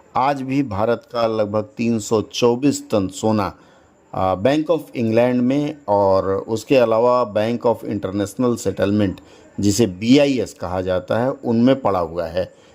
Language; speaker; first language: Hindi; native; Hindi